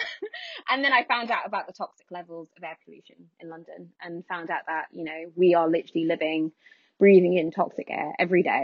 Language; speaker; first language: English; native; English